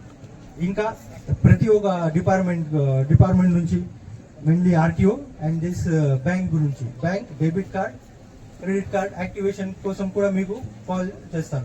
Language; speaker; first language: Telugu; non-native, learner; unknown